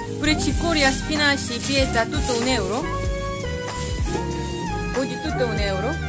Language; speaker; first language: Italian; non-native, learner; Korean